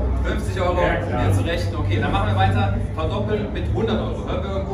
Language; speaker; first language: German; native; German